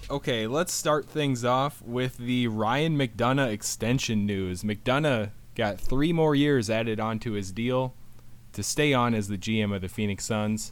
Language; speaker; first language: English; native; English